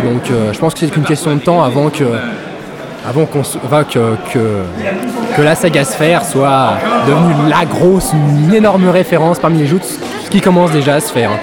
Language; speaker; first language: French; native; French